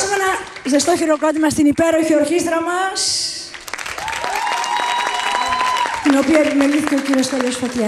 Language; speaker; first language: Greek; native; Greek